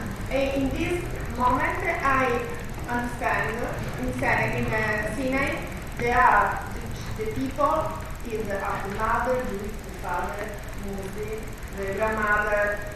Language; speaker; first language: English; non-native, learner; Italian